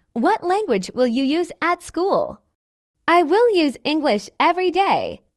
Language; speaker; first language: English; non-native, fluent; Burmese